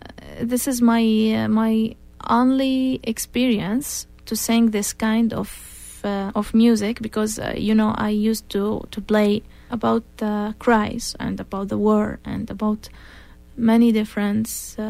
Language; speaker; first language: English; non-native, fluent; Arabic